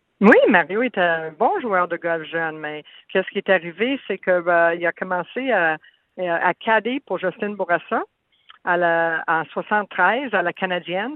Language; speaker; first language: French; native; French